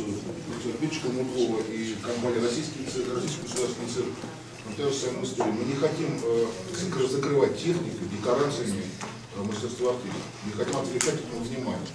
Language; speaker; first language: Russian; native; Russian